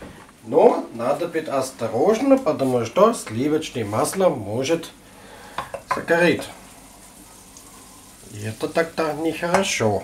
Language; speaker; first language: Russian; non-native, learner; German